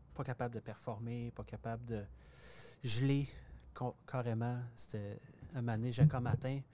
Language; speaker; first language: French; native; French